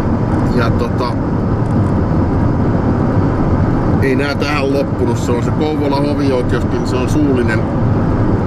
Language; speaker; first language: Finnish; native; Finnish